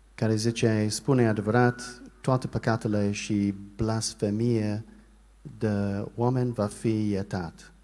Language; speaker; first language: Romanian; non-native, learner; English